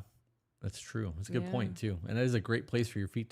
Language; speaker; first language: English; native; English